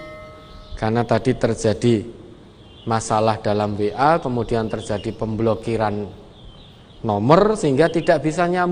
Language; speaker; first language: Indonesian; non-native, local second language; Javanese